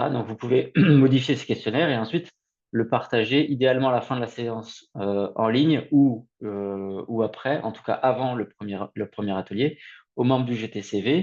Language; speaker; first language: French; native; French